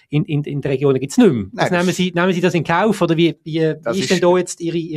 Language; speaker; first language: German; native; German